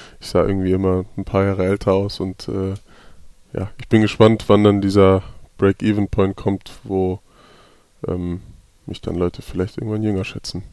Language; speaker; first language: German; native; German